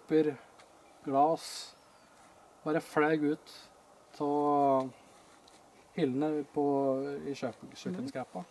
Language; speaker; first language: Norwegian; native; Norwegian